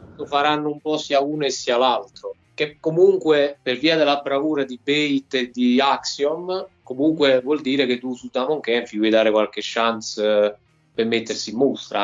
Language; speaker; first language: Italian; native; Italian